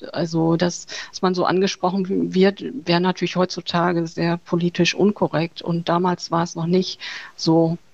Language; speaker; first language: German; early bilingual, other home language; Chinese